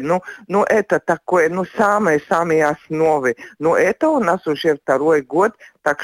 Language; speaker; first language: Russian; non-native, local second language; Latvian